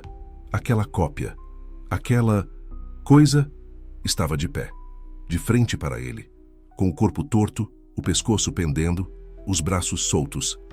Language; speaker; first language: Portuguese; native; Portuguese